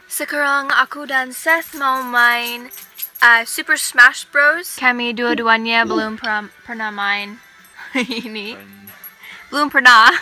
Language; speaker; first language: Indonesian; non-native, fluent; English